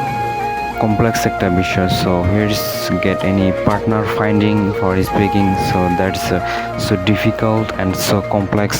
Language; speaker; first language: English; non-native, learner; Bangla